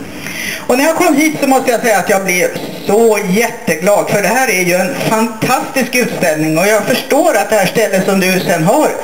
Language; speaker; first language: Swedish; native; Swedish